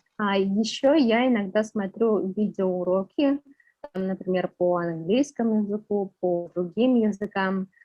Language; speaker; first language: Russian; non-native, local second language; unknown